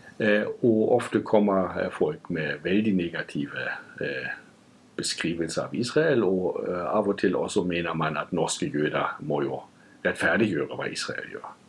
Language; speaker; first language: Norwegian; non-native, fluent; German